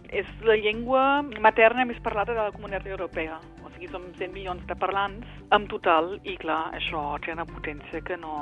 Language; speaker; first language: Catalan; non-native, fluent; German